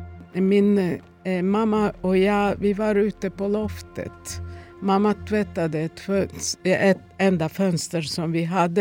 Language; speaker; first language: Swedish; non-native, fluent; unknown